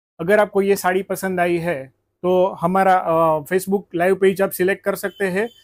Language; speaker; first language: Hindi; non-native, local second language; Gujarati